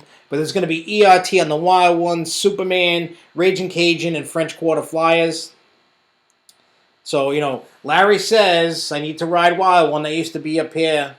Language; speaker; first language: English; native; English